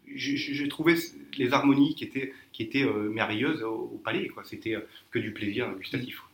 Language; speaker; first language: French; native; French